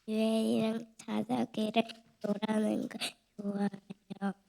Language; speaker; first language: Korean; early bilingual, heritage; Korean